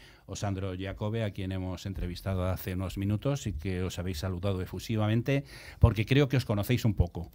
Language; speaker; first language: Spanish; native; Spanish